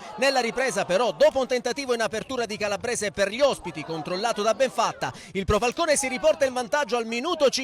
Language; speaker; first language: Italian; native; Italian